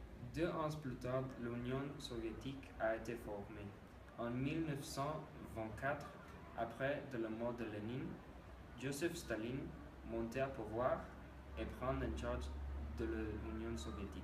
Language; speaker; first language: French; non-native, learner; Spanish